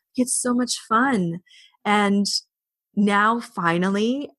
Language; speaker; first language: English; native; English